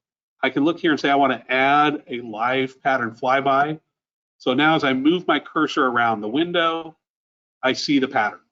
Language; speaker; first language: English; native; English